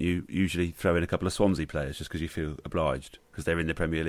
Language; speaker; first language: English; native; English